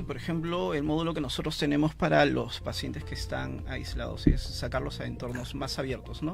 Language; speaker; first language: Spanish; native; Spanish